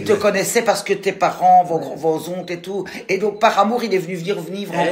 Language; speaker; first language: French; native; French